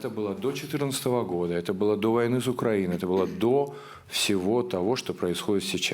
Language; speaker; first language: Russian; native; Russian